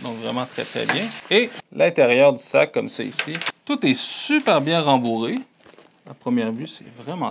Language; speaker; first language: French; native; French